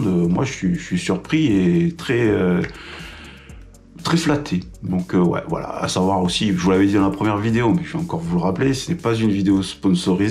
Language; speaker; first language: French; native; French